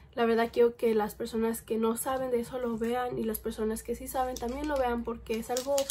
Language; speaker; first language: Spanish; early bilingual, heritage; Spanish